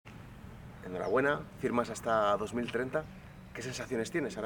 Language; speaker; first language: Spanish; native; Spanish